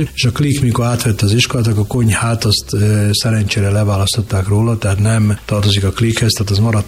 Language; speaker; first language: Hungarian; native; Hungarian